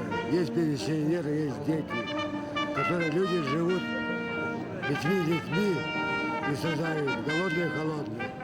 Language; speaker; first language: Russian; non-native, local second language; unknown